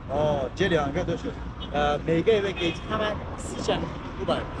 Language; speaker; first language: Chinese; non-native, learner; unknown